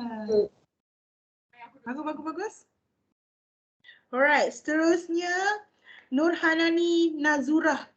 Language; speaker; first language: Malay; native; Malay